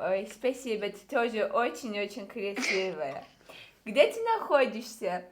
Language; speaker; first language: Russian; non-native, learner; Tajik